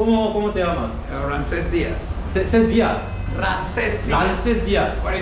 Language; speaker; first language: Spanish; non-native, learner; Korean